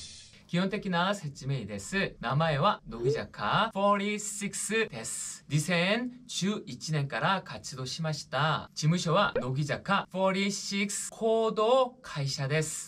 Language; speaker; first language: Japanese; non-native, learner; Korean